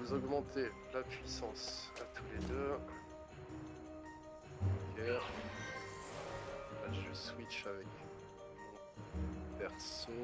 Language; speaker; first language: French; native; French